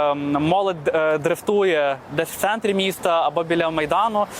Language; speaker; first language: Ukrainian; native; Ukrainian